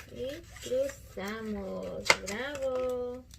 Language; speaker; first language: Spanish; early bilingual, other home language; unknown